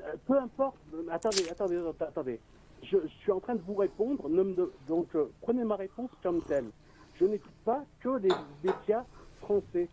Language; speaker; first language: French; native; French